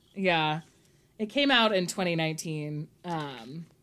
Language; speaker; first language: English; native; English